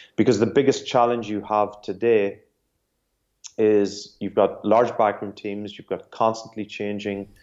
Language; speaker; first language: English; native; English